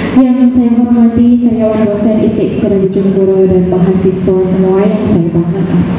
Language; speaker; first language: Indonesian; native; Indonesian